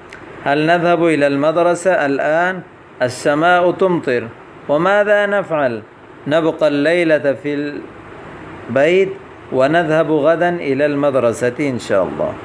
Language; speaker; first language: Arabic; non-native, fluent; Urdu